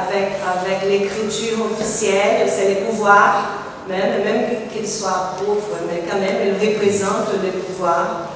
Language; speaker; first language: French; non-native, fluent; Portuguese